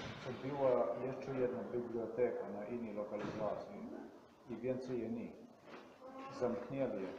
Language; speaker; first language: Polish; non-native, learner; Czech